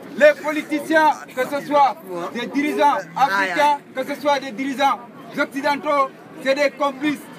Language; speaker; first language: French; non-native, local second language; Wolof